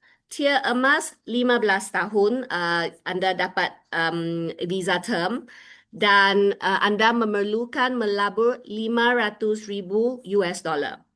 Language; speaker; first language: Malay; non-native, local second language; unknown